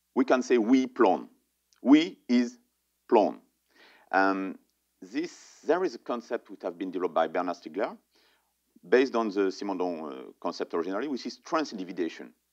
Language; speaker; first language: English; non-native, fluent; French